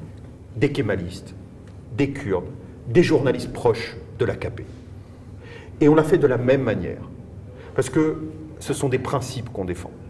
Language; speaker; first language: French; native; French